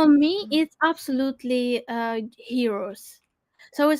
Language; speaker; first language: English; non-native, learner; Crimean Tatar